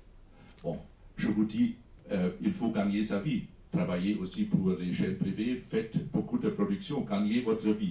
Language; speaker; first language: French; non-native, fluent; German